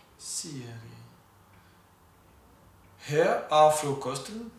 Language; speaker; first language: Norwegian; non-native, learner; French